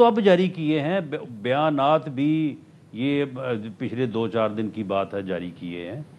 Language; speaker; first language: Urdu; non-native, local second language; Punjabi